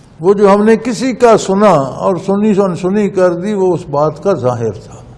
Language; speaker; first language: Urdu; non-native, local second language; Punjabi